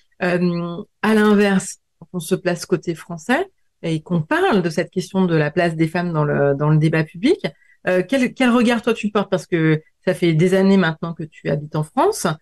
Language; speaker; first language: French; native; French